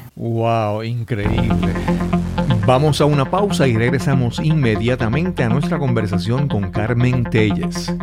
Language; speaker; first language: Spanish; native; Spanish